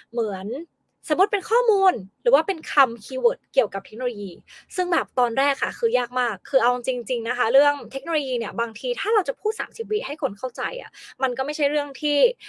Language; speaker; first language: Thai; native; Thai